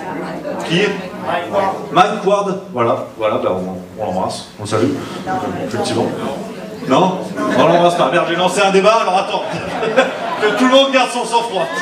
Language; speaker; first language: French; native; French